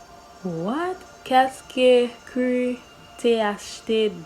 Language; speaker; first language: French; non-native, learner; English